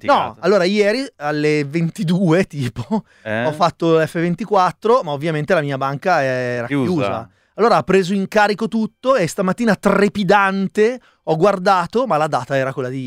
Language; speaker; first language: Italian; native; Italian